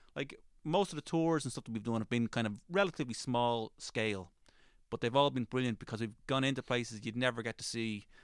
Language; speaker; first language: English; native; English